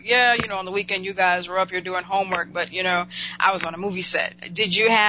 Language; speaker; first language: English; native; English